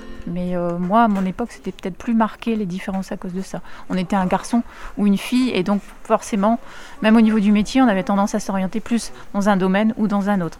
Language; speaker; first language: French; native; French